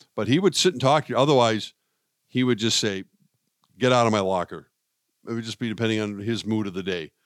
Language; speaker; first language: English; native; English